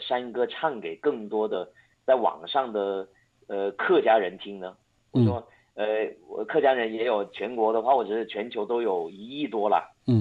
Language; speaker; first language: Chinese; non-native, local second language; Hakka Chinese